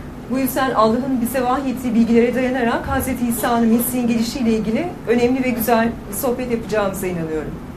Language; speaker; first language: Turkish; native; Turkish